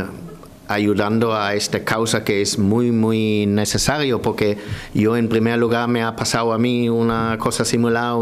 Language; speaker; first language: Spanish; non-native, learner; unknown